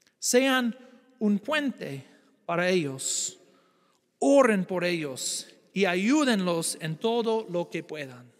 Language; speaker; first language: Spanish; non-native, fluent; English